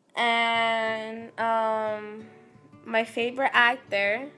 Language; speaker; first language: English; native; English